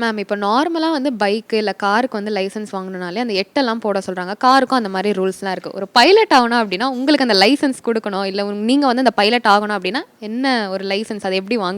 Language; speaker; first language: Tamil; native; Tamil